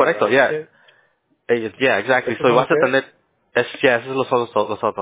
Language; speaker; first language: Spanish; early bilingual, heritage; English